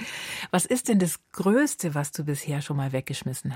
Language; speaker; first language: German; native; German